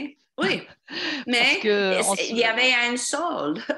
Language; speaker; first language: French; non-native, fluent; English